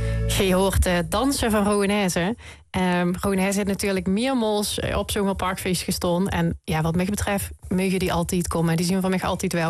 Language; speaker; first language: Dutch; native; Dutch